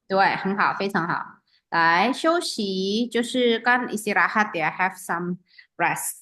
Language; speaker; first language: Chinese; non-native, fluent; Indonesian